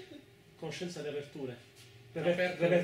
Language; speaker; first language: Italian; native; Italian